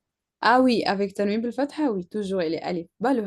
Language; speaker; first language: French; non-native, learner; Arabic